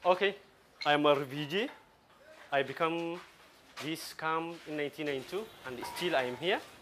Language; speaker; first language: English; non-native, local second language; Somali